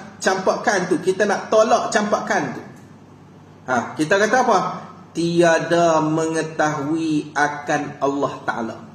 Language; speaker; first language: Malay; native; Malay